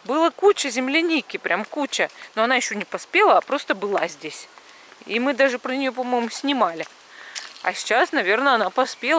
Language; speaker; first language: Russian; native; Russian